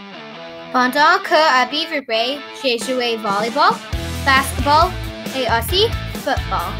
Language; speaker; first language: French; non-native, learner; English